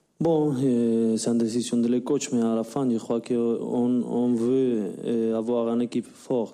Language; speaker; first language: French; non-native, learner; Spanish